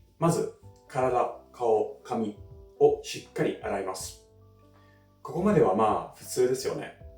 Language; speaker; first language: Japanese; non-native, fluent; English